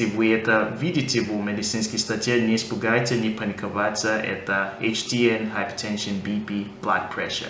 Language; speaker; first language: Russian; non-native, fluent; English